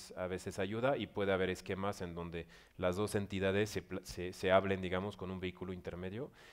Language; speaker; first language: Spanish; non-native, fluent; French